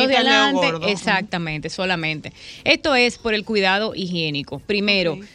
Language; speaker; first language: Spanish; native; Spanish